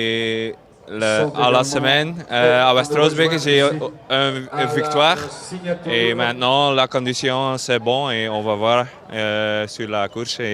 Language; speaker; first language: French; non-native, local second language; Dutch